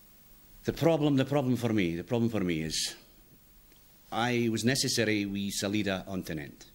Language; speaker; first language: English; non-native, learner; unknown